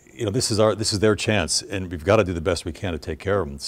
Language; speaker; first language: English; native; English